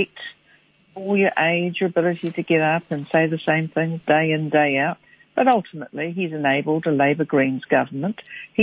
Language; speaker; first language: English; native; English